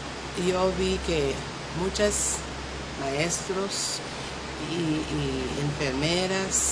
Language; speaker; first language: Spanish; non-native, local second language; English